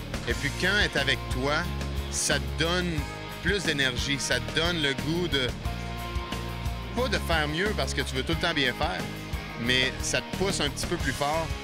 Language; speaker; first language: French; native; French